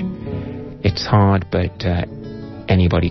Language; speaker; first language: English; non-native, local second language; Ganda